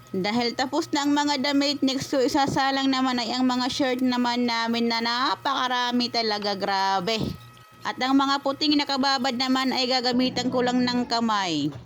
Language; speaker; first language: Filipino; non-native, local second language; Waray